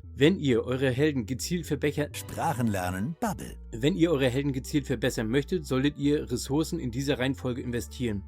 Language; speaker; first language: German; native; German